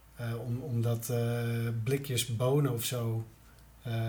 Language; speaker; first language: Dutch; native; Dutch